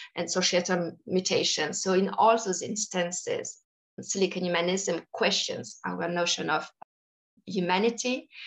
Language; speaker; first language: English; non-native, fluent; French